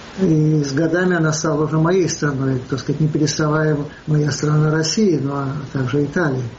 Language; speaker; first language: Russian; native; Russian